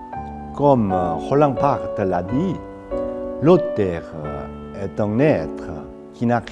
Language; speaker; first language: French; non-native, fluent; Korean